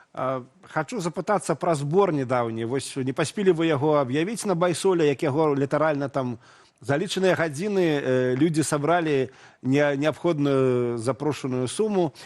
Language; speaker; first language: Belarusian; non-native, local second language; Russian